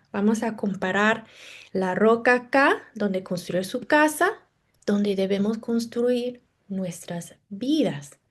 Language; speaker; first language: Spanish; non-native, fluent; English